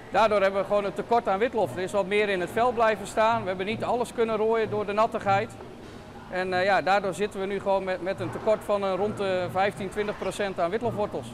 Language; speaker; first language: Dutch; native; Dutch